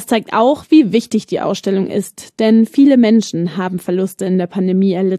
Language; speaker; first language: German; native; German